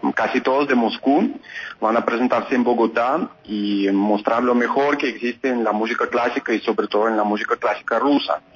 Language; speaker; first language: Spanish; non-native, fluent; Russian